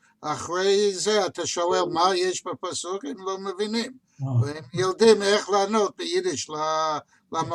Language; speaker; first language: Hebrew; non-native, fluent; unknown